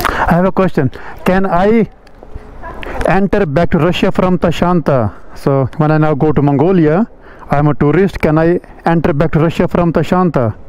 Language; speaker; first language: English; non-native, local second language; Hindi